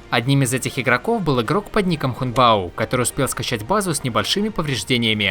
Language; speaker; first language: Russian; native; Russian